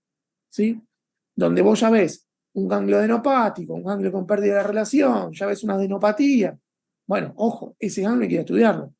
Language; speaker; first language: Spanish; native; Spanish